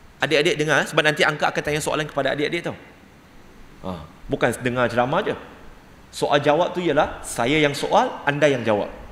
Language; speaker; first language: Malay; non-native, local second language; Cantonese